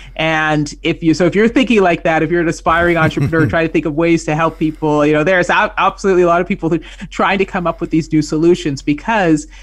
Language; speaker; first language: English; native; English